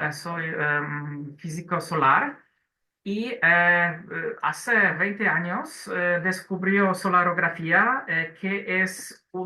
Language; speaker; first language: Spanish; non-native, learner; Polish